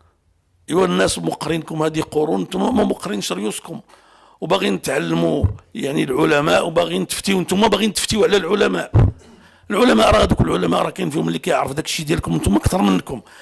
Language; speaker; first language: Arabic; native; Arabic